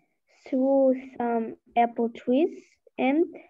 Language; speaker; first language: English; non-native, learner; Russian